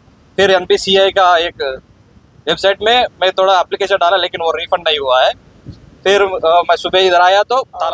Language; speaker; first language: Hindi; non-native, local second language; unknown